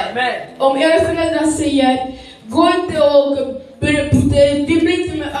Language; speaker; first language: Swedish; early bilingual, other home language; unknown